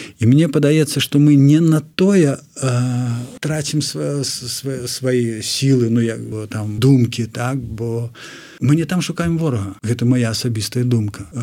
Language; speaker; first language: Belarusian; non-native, local second language; Russian